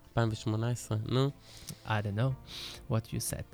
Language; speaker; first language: English; early bilingual, other home language; Lithuanian